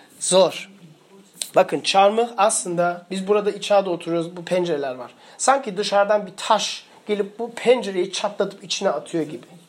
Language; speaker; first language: Turkish; early bilingual, heritage; Turkish